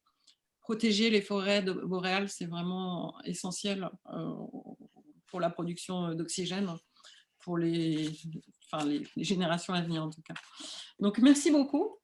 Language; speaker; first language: French; native; French